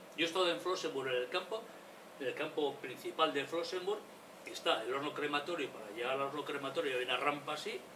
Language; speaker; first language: Spanish; non-native, local second language; Basque